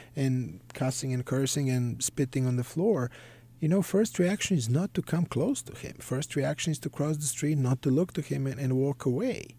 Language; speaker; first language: English; non-native, fluent; Serbian